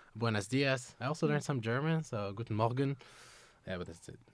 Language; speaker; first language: English; non-native, fluent; Arabic